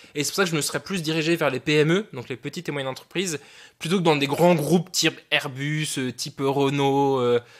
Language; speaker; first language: French; native; French